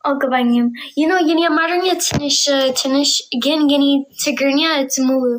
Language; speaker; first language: Amharic; non-native, learner; Tigrinya